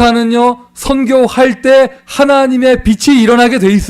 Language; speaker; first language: Korean; native; Korean